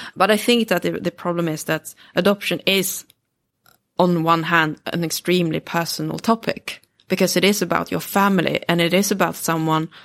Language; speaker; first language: English; early bilingual, other home language; Swedish